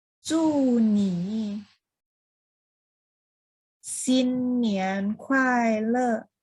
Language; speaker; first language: Chinese; non-native, fluent; Thai